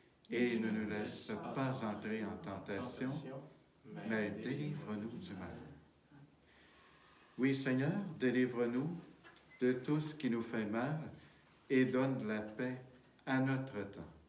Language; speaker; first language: French; native; French